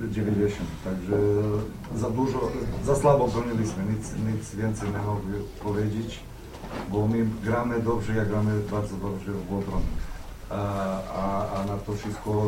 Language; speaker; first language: Polish; non-native, learner; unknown